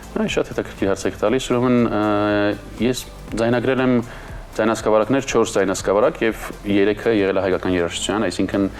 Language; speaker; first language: Armenian; native; Armenian